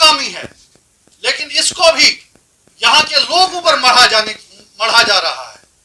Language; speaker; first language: Hindi; non-native, local second language; Kashmiri